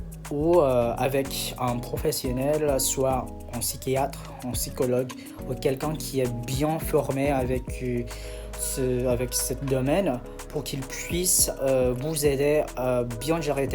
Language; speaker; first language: French; non-native, fluent; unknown